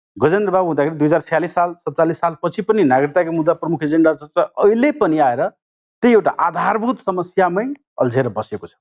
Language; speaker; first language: Nepali; non-native, local second language; Maithili